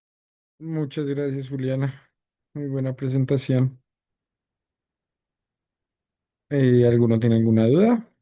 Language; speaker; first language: Spanish; native; Spanish